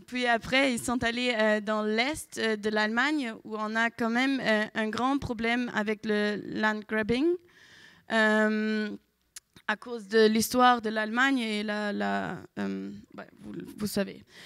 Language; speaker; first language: French; non-native, fluent; German